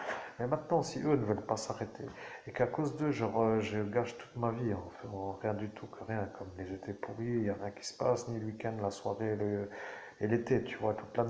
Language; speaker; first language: French; native; French